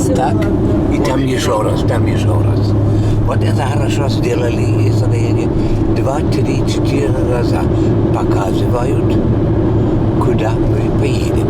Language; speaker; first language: Russian; non-native, learner; German